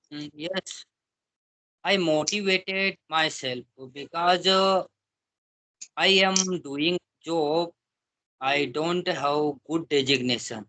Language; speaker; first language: English; non-native, learner; Hindi